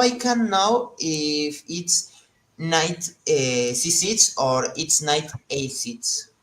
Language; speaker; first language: English; non-native, learner; Spanish